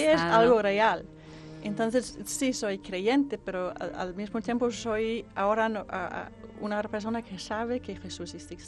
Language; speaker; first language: Spanish; non-native, fluent; Danish